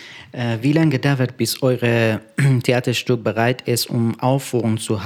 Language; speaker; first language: German; non-native, learner; Persian